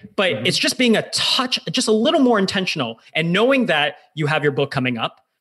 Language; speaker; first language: English; native; English